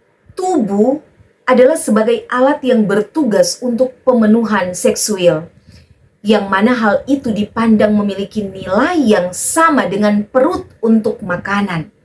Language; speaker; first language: Indonesian; native; Indonesian